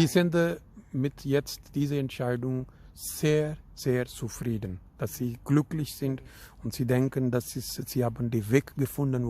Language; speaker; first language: German; non-native, fluent; Urdu